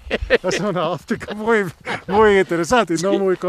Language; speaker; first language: Spanish; non-native, learner; English